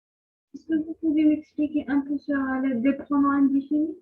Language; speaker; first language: French; non-native, learner; Arabic